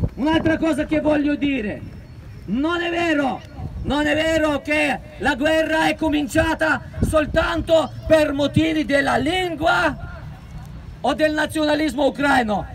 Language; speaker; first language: Italian; non-native, fluent; Ukrainian